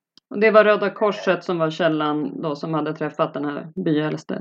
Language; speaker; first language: Swedish; native; Swedish